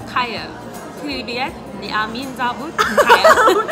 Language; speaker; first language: Russian; non-native, learner; English